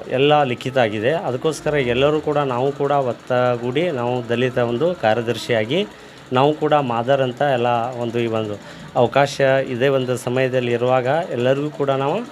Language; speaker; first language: Kannada; native; Kannada